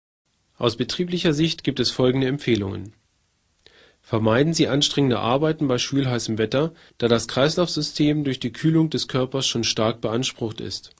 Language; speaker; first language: German; native; German